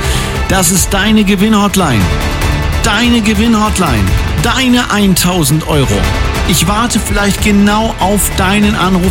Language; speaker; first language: German; native; German